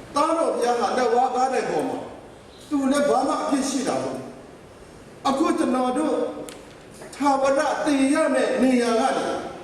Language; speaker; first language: Burmese; non-native, local second language; Kachin